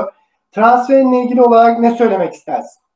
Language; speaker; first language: Turkish; native; Turkish